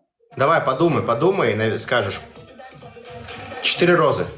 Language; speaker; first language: Russian; native; Russian